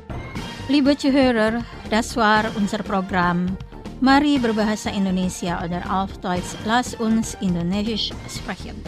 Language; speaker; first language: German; non-native, fluent; Indonesian